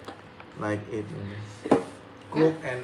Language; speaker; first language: English; non-native, learner; Indonesian